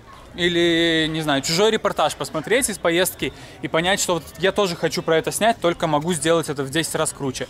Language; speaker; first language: Russian; native; Russian